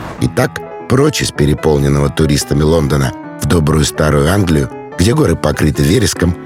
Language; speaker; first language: Russian; native; Russian